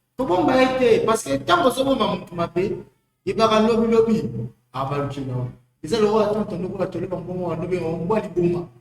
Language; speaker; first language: Lingala; native; Lingala